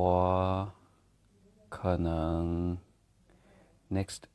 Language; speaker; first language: Chinese; non-native, learner; Thai